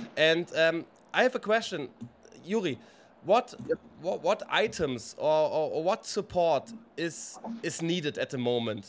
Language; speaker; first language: English; non-native, fluent; German